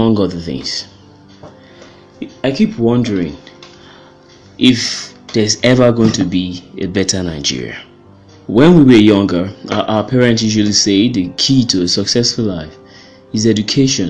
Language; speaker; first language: English; non-native, local second language; Yoruba